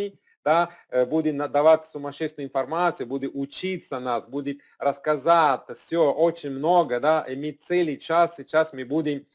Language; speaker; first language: Russian; non-native, learner; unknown